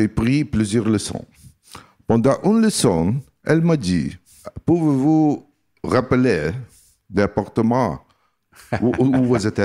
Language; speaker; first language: French; non-native, learner; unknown